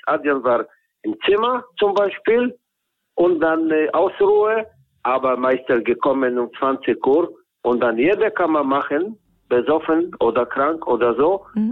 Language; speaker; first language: German; non-native, learner; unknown